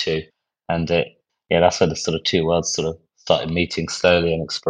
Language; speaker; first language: English; native; English